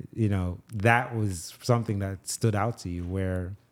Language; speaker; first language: English; non-native, local second language; Igbo